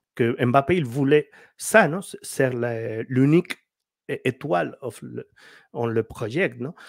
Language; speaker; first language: French; non-native, learner; Spanish